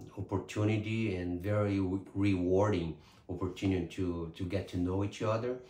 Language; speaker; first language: English; non-native, fluent; Portuguese